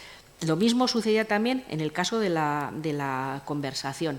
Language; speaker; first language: Spanish; native; Spanish